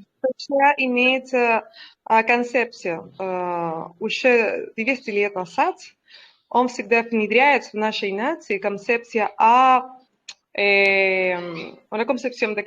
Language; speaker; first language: Russian; non-native, learner; Spanish